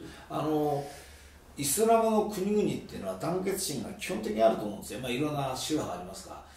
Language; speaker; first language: Japanese; native; Japanese